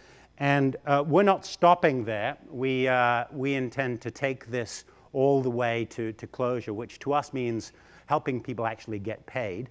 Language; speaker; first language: English; native; English